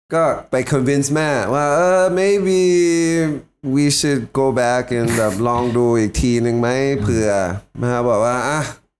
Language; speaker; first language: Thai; early bilingual, heritage; Thai